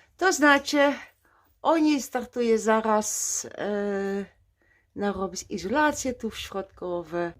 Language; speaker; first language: Polish; non-native, learner; Dutch